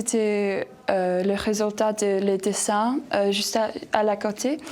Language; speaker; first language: French; non-native, learner; English